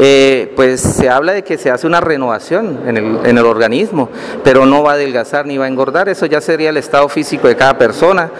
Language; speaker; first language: Spanish; native; Spanish